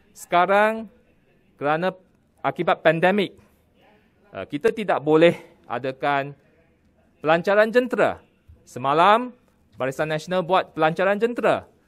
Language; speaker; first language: Malay; non-native, local second language; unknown